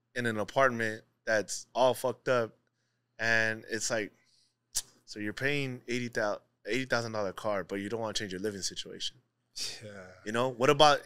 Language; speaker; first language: English; native; English